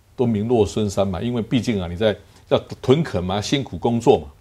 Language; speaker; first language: Chinese; native; Chinese